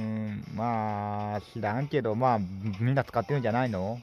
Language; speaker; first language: Japanese; native; Japanese